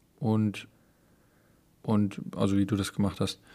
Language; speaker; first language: German; native; German